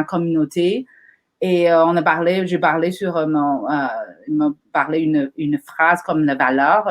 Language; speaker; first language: French; non-native, fluent; Chinese